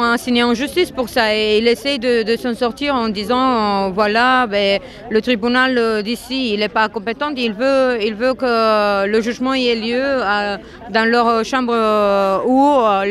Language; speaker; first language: French; non-native, fluent; Romany